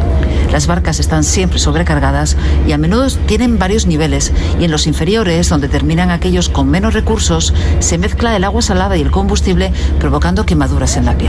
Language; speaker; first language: Spanish; native; Spanish